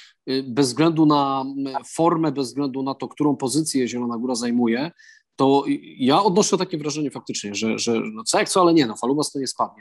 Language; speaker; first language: Polish; native; Polish